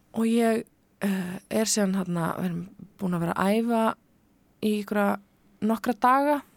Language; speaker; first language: Icelandic; native; Icelandic